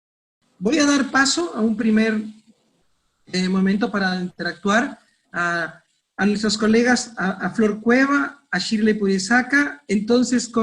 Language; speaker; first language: Spanish; native; Spanish